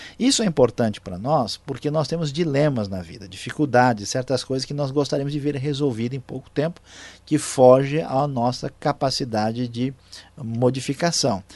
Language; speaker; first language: Portuguese; native; Portuguese